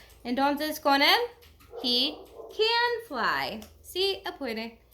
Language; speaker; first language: Spanish; non-native, learner; English